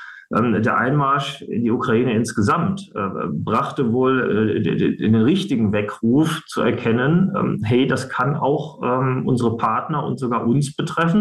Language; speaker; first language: German; native; German